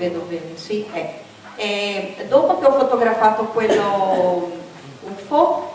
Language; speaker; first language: Italian; non-native, learner; Portuguese